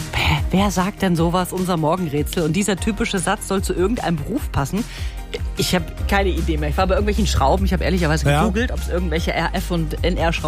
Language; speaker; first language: German; native; German